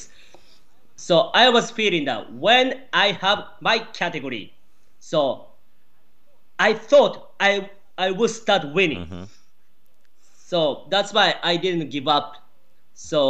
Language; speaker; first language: English; non-native, learner; Japanese